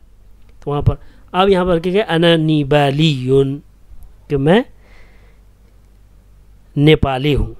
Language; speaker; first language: Urdu; native; Urdu